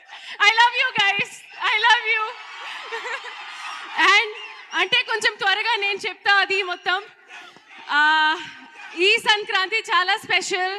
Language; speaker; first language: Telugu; non-native, learner; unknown